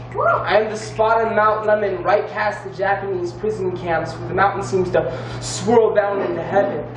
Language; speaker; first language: English; native; English